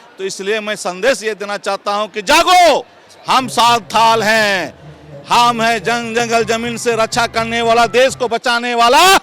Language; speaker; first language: Hindi; non-native, local second language; Santali